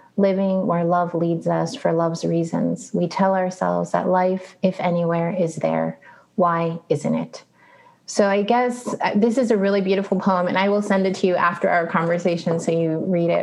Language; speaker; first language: English; early bilingual, other home language; Spanish